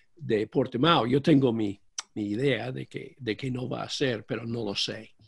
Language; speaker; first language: Spanish; non-native, fluent; English